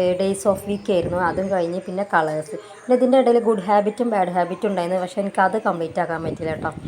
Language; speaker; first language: Malayalam; native; Malayalam